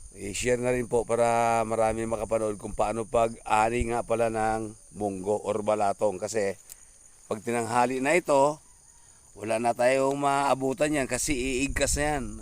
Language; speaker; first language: Filipino; non-native, local second language; Cebuano